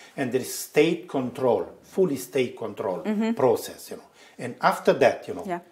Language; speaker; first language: English; non-native, fluent; Romanian